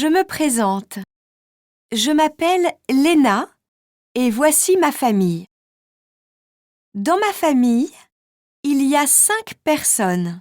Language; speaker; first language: French; native; French